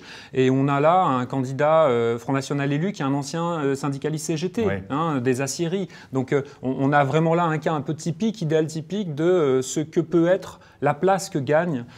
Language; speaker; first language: French; native; French